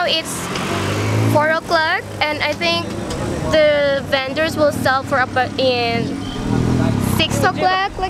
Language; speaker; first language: English; non-native, fluent; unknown